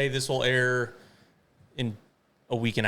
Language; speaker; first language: English; native; English